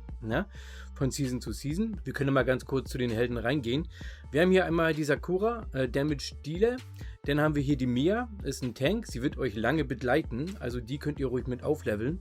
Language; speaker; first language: German; native; German